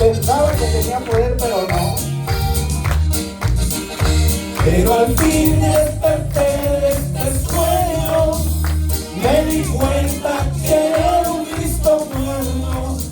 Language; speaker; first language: Spanish; native; Spanish